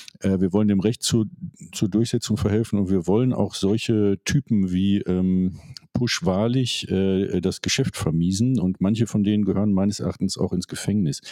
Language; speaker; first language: German; native; German